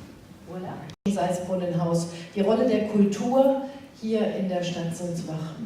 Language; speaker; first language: German; native; German